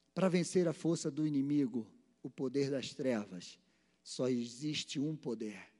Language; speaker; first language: Portuguese; native; Portuguese